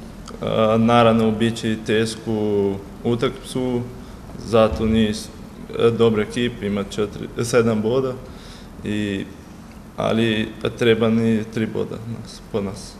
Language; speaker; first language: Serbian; non-native, learner; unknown